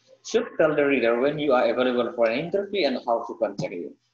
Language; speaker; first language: English; non-native, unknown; Indonesian